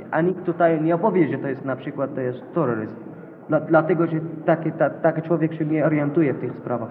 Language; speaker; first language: Polish; non-native, learner; Arabic